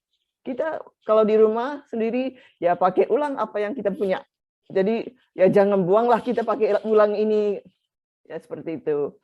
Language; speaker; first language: Indonesian; non-native, fluent; Japanese